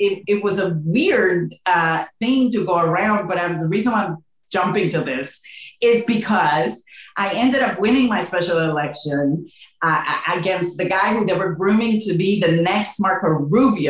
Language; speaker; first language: English; non-native, fluent; Spanish